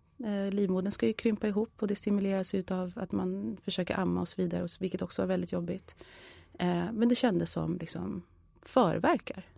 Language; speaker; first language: Swedish; early bilingual, other home language; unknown